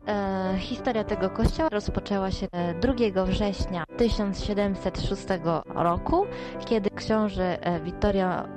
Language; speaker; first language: Polish; early bilingual, other home language; Italian